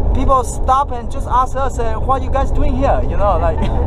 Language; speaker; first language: English; non-native, fluent; Chinese